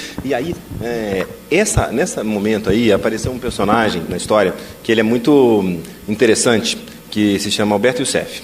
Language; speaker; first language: Portuguese; native; Portuguese